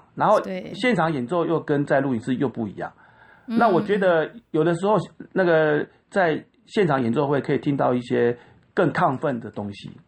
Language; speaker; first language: Chinese; native; Chinese